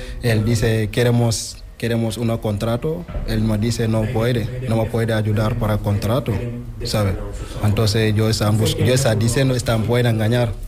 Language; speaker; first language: Spanish; non-native, learner; Wolof